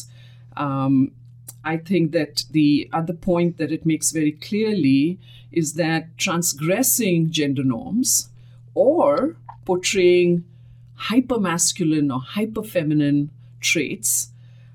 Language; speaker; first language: English; non-native, local second language; Hindi